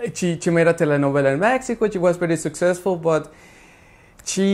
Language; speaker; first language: English; non-native, fluent; Spanish